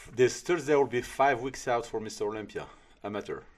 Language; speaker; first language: English; early bilingual, other home language; Arabic